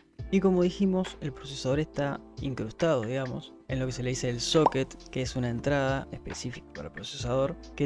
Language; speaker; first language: Spanish; native; Spanish